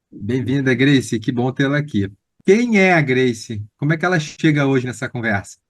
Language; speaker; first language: Portuguese; native; Portuguese